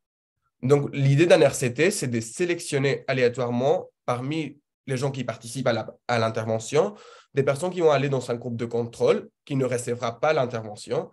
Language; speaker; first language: French; non-native, fluent; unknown